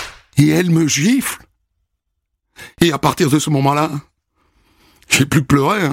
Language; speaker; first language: French; native; French